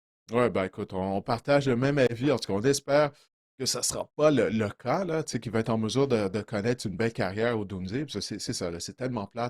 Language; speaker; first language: French; native; French